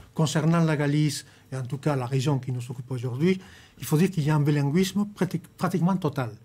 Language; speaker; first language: French; non-native, fluent; Spanish